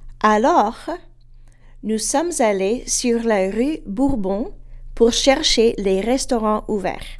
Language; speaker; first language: French; non-native, fluent; English